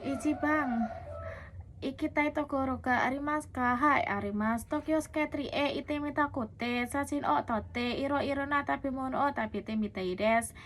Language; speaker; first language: Japanese; non-native, learner; Indonesian